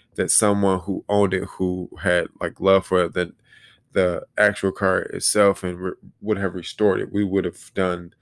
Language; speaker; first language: English; native; English